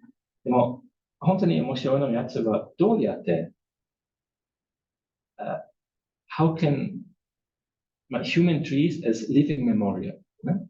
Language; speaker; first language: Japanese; non-native, learner; German